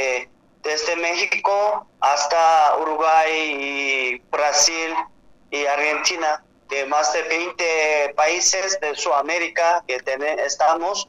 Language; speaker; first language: Spanish; non-native, learner; Korean